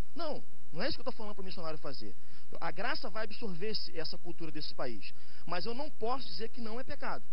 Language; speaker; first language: Portuguese; native; Portuguese